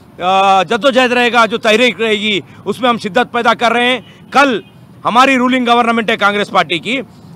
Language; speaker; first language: Urdu; native; Urdu